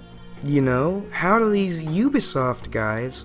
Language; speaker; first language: English; native; English